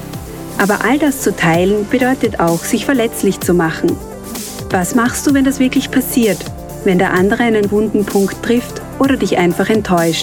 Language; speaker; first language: German; native; German